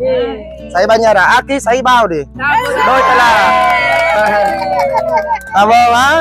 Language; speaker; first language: Portuguese; non-native, learner; Vietnamese